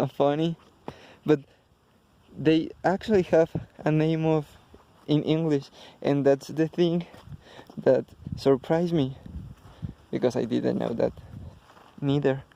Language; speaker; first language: English; non-native, learner; Spanish